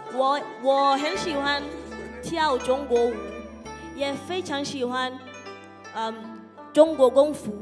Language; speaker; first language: Chinese; non-native, learner; Southern Sotho